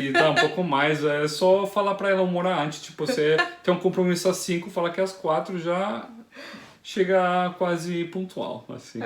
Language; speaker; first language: Portuguese; non-native, fluent; Italian